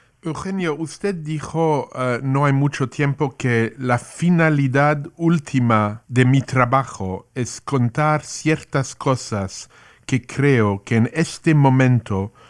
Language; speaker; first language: Spanish; non-native, learner; English